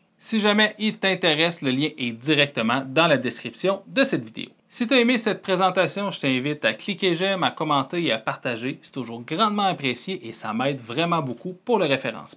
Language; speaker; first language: French; native; French